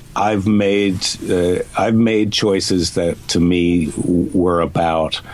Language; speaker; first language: English; native; English